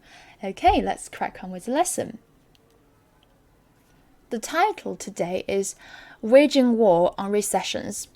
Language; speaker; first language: English; non-native, fluent; Chinese